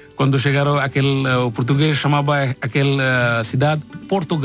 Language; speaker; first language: Portuguese; non-native, learner; Bangla